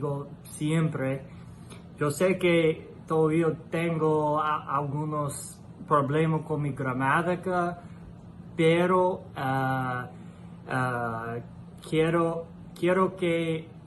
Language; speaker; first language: Spanish; non-native, learner; English